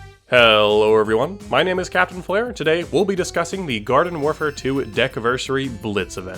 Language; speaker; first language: English; native; English